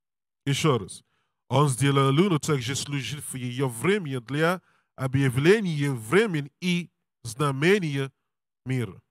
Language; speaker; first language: Russian; non-native, learner; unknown